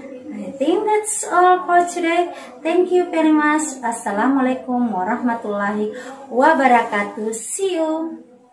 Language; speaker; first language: English; non-native, learner; Indonesian